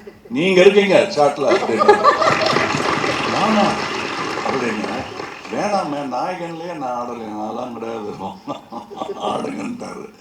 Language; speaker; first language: Tamil; native; Tamil